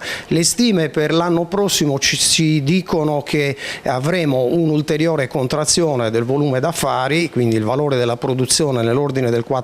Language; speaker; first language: Italian; native; Italian